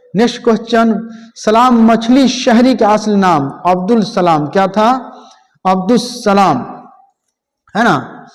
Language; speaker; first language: Hindi; native; Hindi